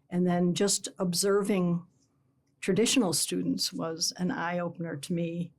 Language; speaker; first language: English; native; English